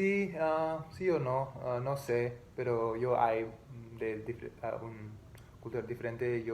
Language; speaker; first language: Spanish; non-native, learner; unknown